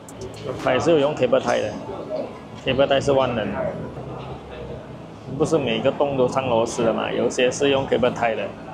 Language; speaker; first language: Chinese; native; Chinese